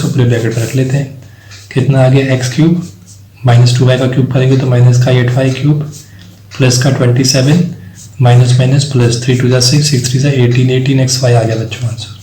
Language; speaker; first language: Hindi; native; Hindi